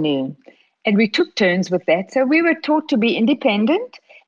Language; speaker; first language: English; native; English